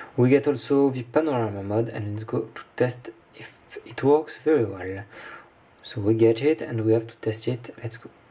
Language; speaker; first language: English; non-native, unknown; French